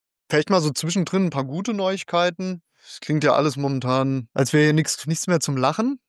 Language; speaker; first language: German; native; German